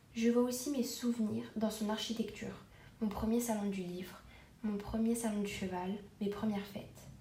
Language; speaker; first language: French; non-native, local second language; Arabic